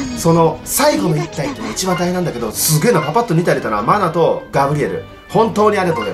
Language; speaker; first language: Japanese; native; Japanese